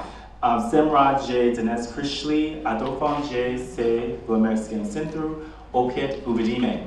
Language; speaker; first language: Czech; non-native, learner; English